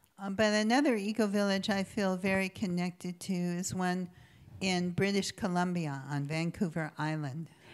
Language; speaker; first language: English; native; English